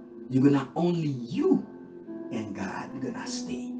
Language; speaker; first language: English; non-native, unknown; Haitian Creole